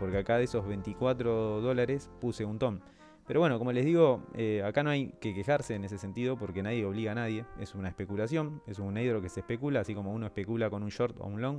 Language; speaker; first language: Spanish; native; Spanish